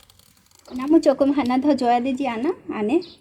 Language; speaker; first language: Korean; non-native, learner; Bangla